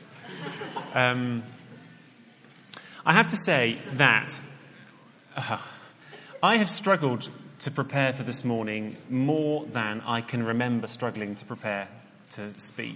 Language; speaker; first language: English; native; English